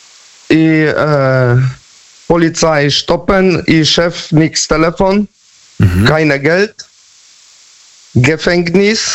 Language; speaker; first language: German; non-native, learner; Polish